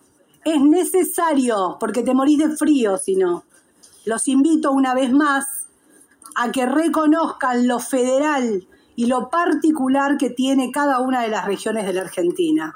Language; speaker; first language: Spanish; native; Spanish